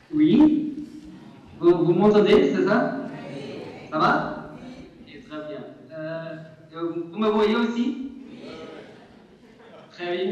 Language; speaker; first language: French; non-native, fluent; German